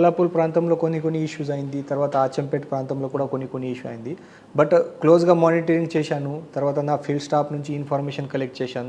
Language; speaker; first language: Telugu; non-native, learner; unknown